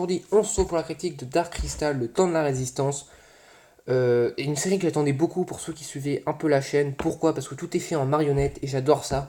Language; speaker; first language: French; native; French